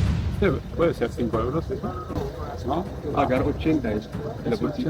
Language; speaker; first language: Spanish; non-native, learner; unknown